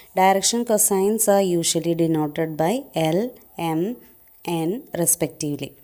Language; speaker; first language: English; non-native, local second language; Malayalam